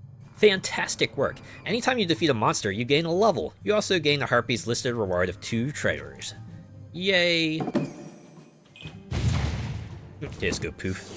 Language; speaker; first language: English; native; English